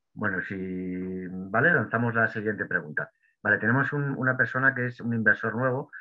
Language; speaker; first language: Spanish; native; Spanish